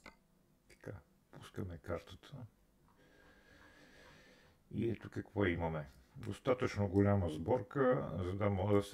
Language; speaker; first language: Bulgarian; native; Bulgarian